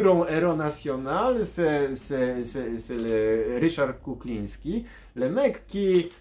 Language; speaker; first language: French; non-native, learner; Polish